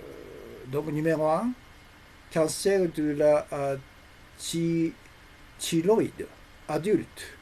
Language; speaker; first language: French; non-native, learner; Japanese